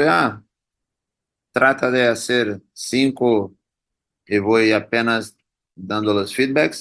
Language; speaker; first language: Spanish; non-native, learner; Portuguese